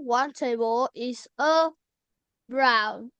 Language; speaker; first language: English; non-native, learner; Vietnamese